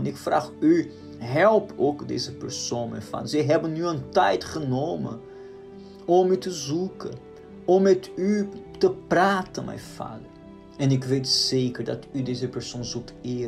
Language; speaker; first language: Dutch; non-native, fluent; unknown